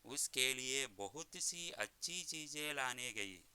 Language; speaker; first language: Hindi; non-native, local second language; Telugu